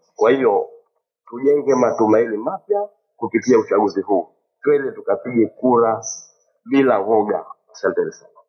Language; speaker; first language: Swahili; native; Swahili